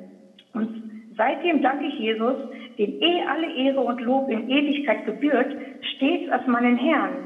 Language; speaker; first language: German; native; German